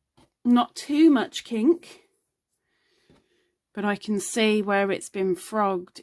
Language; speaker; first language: English; native; English